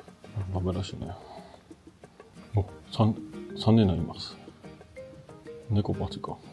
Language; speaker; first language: Japanese; non-native, learner; French